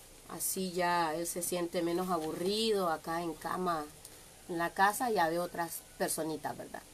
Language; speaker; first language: Spanish; native; Spanish